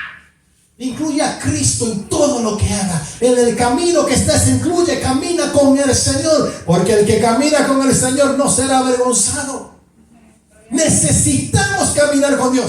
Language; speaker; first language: Spanish; native; Spanish